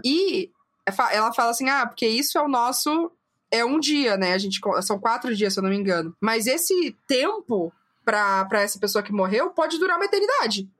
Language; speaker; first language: Portuguese; native; Portuguese